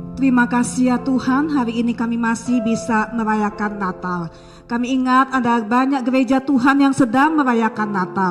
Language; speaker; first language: Malay; native; Malay